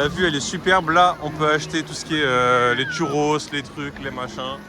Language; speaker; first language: French; native; French